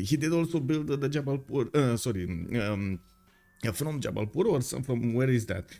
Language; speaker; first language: English; non-native, fluent; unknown